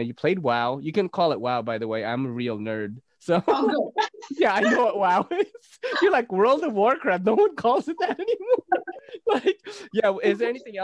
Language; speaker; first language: English; native; English